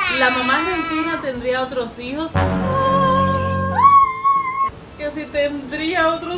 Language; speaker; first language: Spanish; native; Spanish